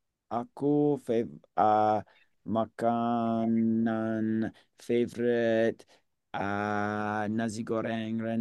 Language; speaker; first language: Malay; non-native, learner; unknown